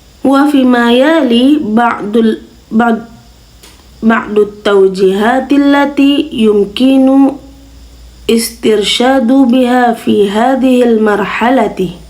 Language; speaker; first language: Arabic; non-native, learner; Indonesian